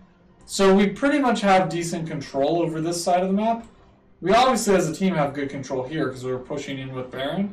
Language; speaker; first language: English; native; English